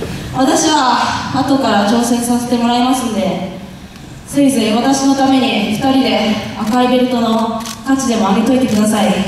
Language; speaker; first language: Japanese; native; Japanese